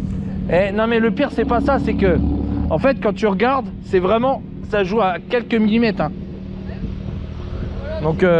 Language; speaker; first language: French; native; French